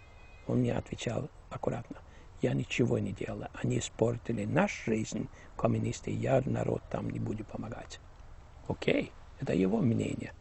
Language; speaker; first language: Russian; early bilingual, heritage; Russian